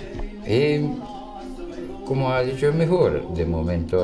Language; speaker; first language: Spanish; non-native, learner; Romanian